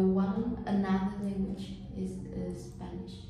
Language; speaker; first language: English; non-native, learner; Vietnamese